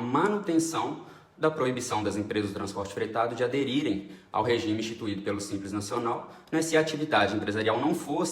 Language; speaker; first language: Portuguese; native; Portuguese